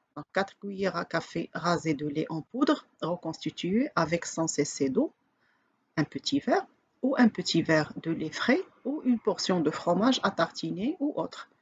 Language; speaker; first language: French; non-native, local second language; Arabic